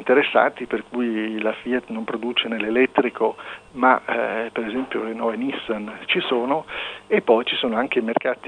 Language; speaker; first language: Italian; native; Italian